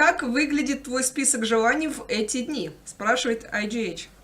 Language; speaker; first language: Russian; native; Russian